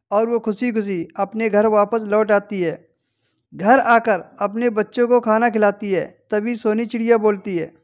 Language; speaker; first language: Hindi; native; Hindi